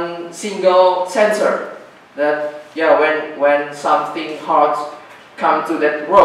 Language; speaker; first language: English; non-native, learner; Indonesian